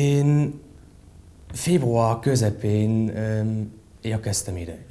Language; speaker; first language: Hungarian; non-native, fluent; German